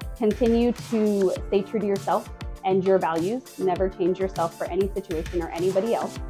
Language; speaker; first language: English; native; English